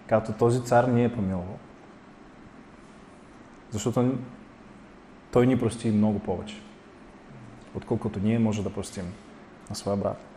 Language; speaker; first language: Bulgarian; non-native, fluent; Russian